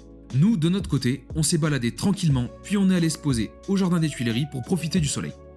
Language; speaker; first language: French; native; French